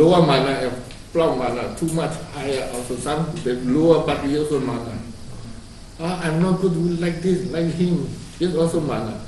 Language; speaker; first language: English; non-native, learner; Burmese